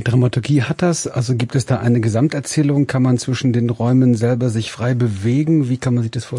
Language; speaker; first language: German; native; German